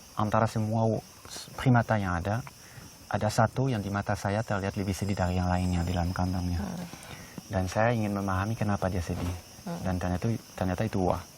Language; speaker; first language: Indonesian; non-native, fluent; French